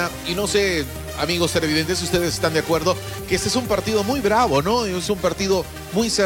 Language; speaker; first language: Spanish; native; Spanish